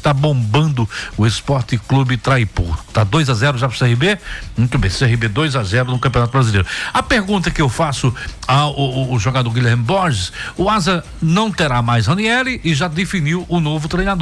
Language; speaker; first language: Portuguese; native; Portuguese